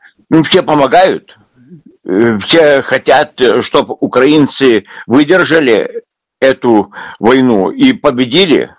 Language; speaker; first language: Russian; non-native, local second language; Lithuanian